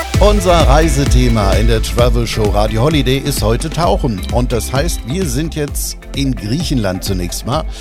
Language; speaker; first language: German; native; German